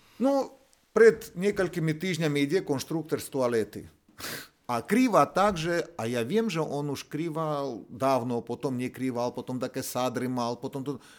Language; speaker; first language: Slovak; non-native, fluent; Russian